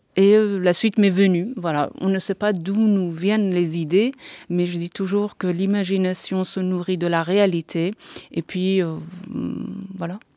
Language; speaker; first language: French; non-native, fluent; Persian